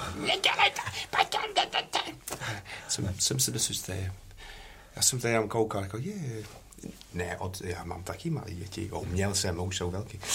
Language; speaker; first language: Czech; non-native, learner; English